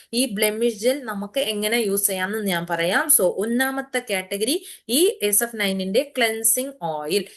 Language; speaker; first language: Malayalam; early bilingual, heritage; Malayalam